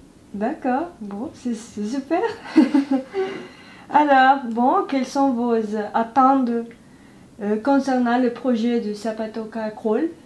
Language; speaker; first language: French; non-native, learner; Spanish